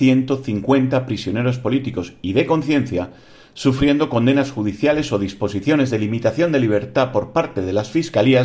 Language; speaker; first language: Spanish; native; Spanish